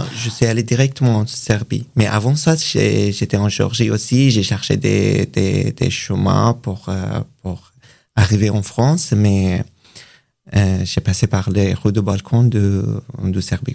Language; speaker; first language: French; non-native, learner; Persian